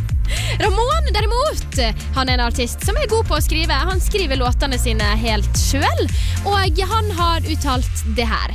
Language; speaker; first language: Norwegian; native; Norwegian